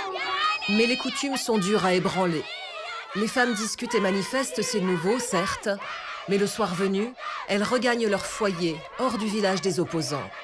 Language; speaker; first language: French; native; French